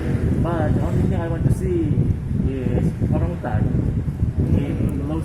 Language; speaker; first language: English; non-native, learner; Indonesian